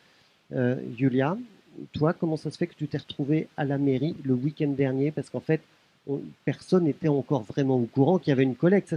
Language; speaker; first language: French; native; French